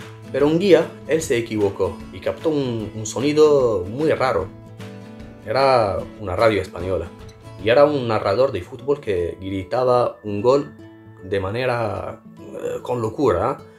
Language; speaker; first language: Spanish; non-native, fluent; Arabic